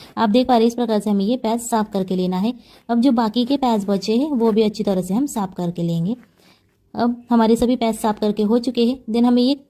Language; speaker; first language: Hindi; non-native, local second language; Marathi